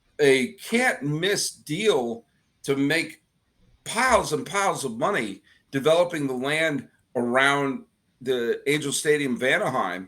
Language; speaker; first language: English; native; English